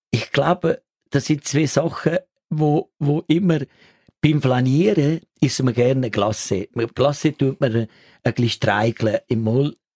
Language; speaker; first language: German; non-native, learner; Italian